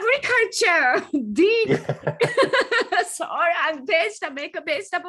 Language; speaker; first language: English; non-native, learner; Japanese